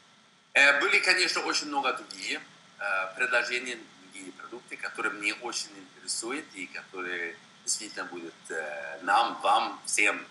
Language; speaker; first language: Russian; non-native, fluent; Swedish